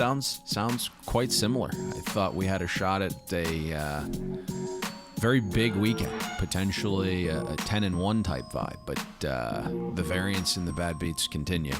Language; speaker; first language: English; native; English